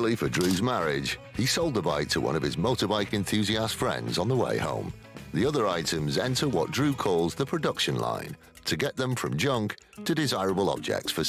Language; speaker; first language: English; native; English